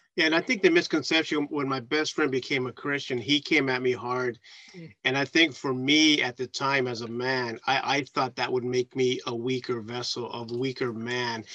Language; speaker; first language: English; early bilingual, other home language; Spanish